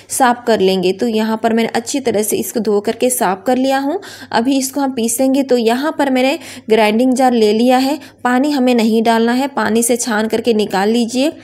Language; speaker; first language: Hindi; native; Hindi